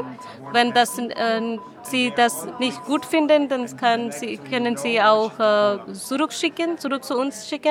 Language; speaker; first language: German; non-native, learner; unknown